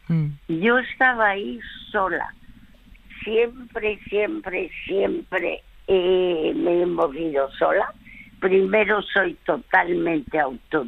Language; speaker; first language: Spanish; early bilingual, other home language; French